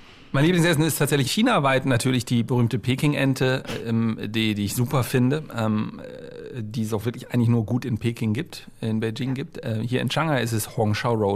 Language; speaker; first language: German; native; German